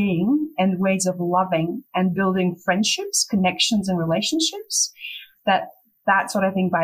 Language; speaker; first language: English; non-native, fluent; Russian